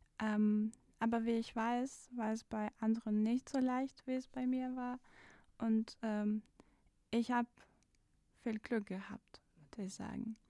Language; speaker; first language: German; non-native, fluent; Russian